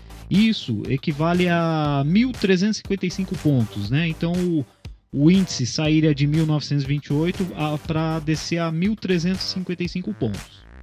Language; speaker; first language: Portuguese; native; Portuguese